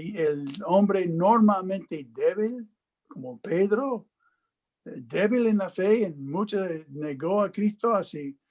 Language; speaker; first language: Spanish; non-native, fluent; English